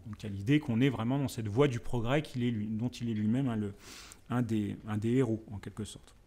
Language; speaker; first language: French; native; French